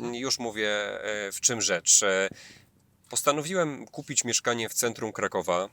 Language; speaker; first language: Polish; native; Polish